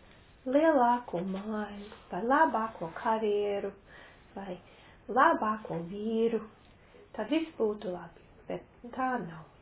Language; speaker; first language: Latvian; non-native, local second language; Russian